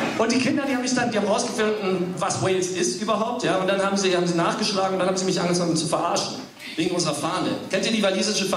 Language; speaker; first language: German; early bilingual, other home language; English